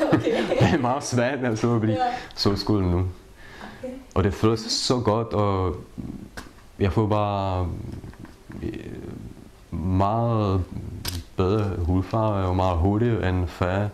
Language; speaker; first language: Danish; non-native, fluent; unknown